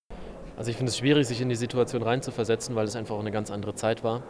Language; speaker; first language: German; native; German